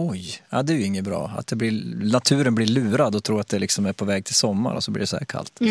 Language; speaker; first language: Swedish; native; Swedish